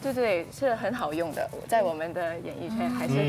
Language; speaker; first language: Chinese; non-native, local second language; English